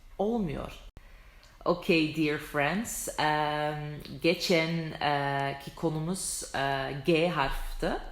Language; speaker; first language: Turkish; early bilingual, heritage; Turkish